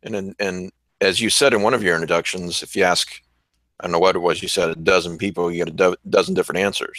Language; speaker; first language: English; native; English